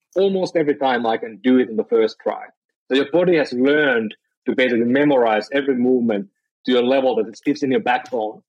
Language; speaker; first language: English; non-native, fluent; Finnish